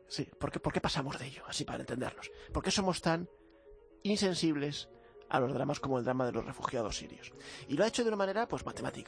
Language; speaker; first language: Spanish; native; Spanish